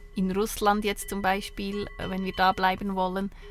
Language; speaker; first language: German; native; German